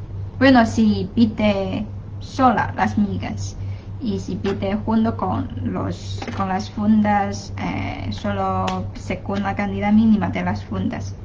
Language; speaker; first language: Spanish; non-native, fluent; Chinese